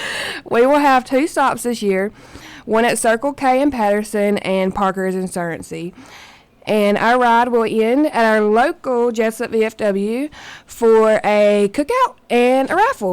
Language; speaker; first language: English; native; English